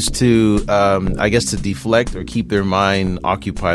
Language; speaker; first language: English; native; English